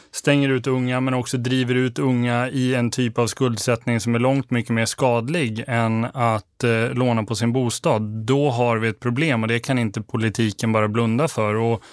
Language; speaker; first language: Swedish; native; Swedish